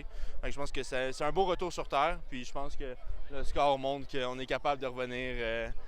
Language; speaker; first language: French; native; French